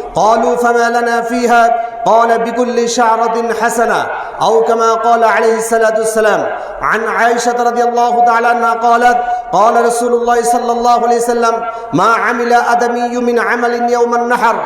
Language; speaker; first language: Arabic; non-native, fluent; Bangla